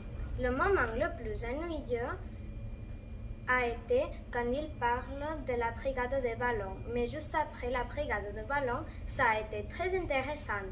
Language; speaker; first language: French; non-native, learner; Catalan